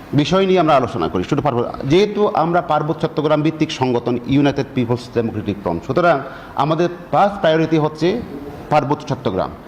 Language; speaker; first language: Bangla; non-native, local second language; Chakma